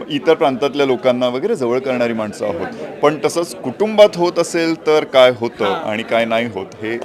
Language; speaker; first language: Marathi; native; Marathi